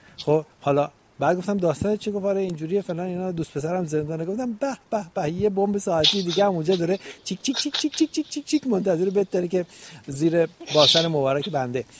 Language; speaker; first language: Persian; native; Persian